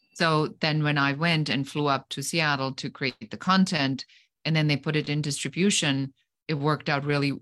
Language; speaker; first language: English; non-native, fluent; German